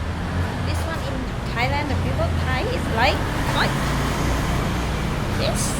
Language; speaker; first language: English; non-native, learner; Thai